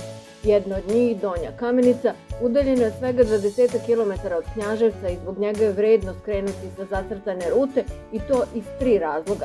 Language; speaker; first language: Serbian; native; Serbian